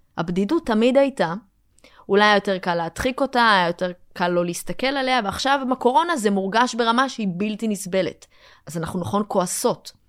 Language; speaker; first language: Hebrew; early bilingual, other home language; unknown